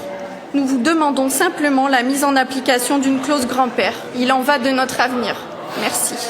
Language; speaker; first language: French; native; French